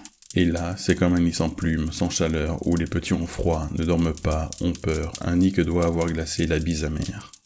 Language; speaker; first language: French; native; French